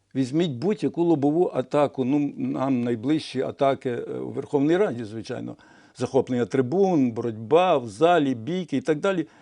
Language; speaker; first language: Ukrainian; non-native, local second language; Russian